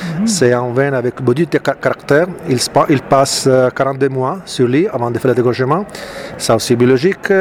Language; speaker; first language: French; non-native, fluent; Italian